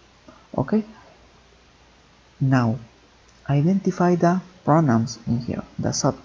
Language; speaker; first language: English; non-native, fluent; Spanish